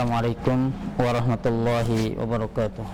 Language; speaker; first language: Indonesian; native; Indonesian